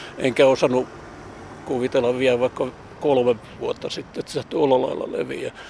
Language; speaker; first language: Finnish; native; Finnish